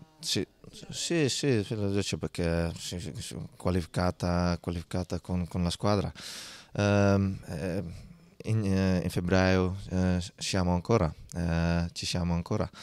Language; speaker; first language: Italian; non-native, learner; Dutch